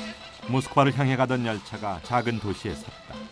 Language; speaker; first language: Korean; native; Korean